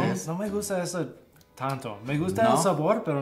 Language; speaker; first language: Spanish; non-native, fluent; English